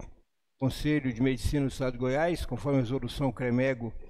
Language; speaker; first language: Portuguese; native; Portuguese